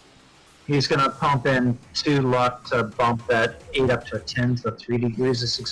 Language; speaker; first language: English; native; English